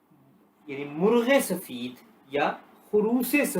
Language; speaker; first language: Persian; non-native, fluent; Urdu